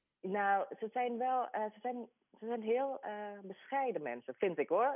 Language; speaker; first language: Dutch; non-native, learner; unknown